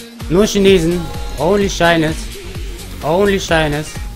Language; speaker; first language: English; non-native, learner; German